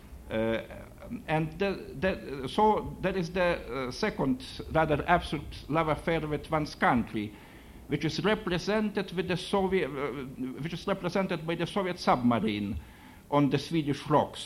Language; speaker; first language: English; non-native, fluent; Lithuanian